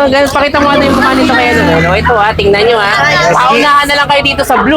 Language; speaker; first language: Filipino; native; Filipino